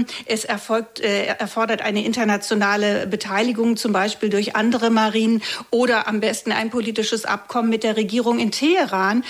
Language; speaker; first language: German; native; German